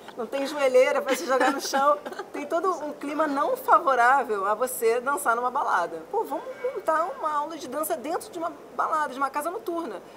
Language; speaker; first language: Portuguese; non-native, fluent; Spanish